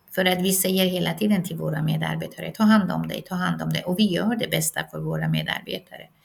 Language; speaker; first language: Swedish; non-native, fluent; Persian